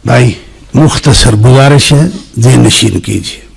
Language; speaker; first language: Urdu; non-native, local second language; Punjabi